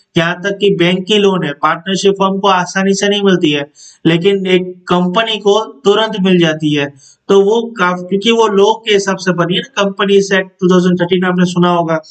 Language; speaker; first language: Hindi; non-native, local second language; Gujarati